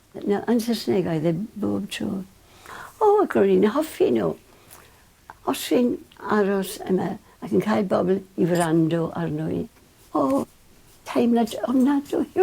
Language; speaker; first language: Welsh; non-native, local second language; English